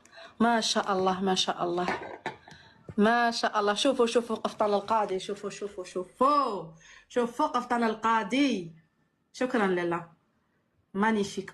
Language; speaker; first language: Arabic; native; Arabic